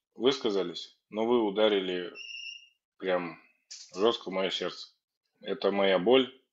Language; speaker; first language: Russian; native; Russian